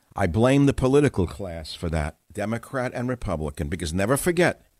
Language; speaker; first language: English; native; English